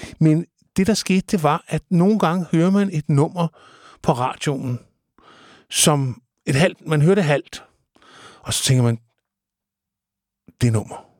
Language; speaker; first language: Danish; native; Danish